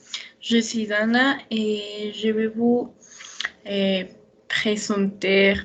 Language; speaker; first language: French; non-native, learner; Spanish